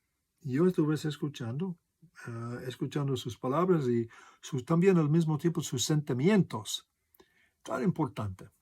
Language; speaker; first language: Spanish; non-native, fluent; English